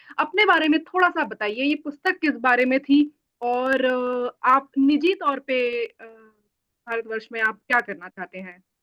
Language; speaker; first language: Hindi; non-native, local second language; Bangla